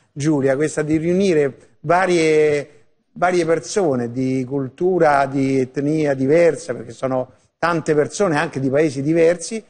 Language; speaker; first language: Italian; native; Italian